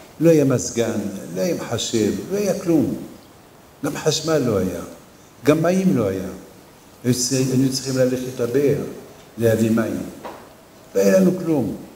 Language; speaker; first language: Hebrew; non-native, fluent; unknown